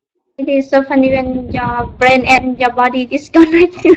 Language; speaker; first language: English; non-native, learner; Vietnamese